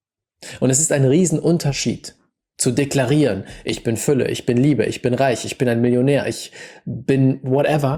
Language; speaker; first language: German; native; German